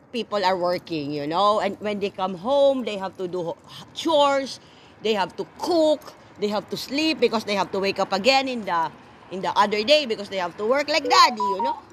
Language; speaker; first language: English; non-native, local second language; Filipino